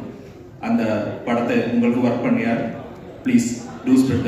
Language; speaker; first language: Tamil; non-native, learner; Malayalam